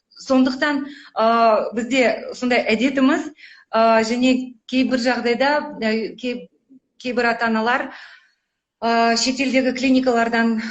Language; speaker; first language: Kazakh; non-native, local second language; Russian